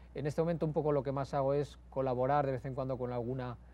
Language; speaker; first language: Spanish; native; Spanish